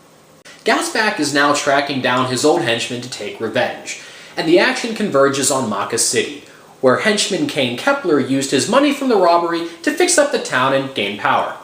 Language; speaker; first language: English; native; English